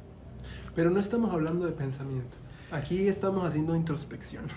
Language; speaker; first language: Spanish; native; Spanish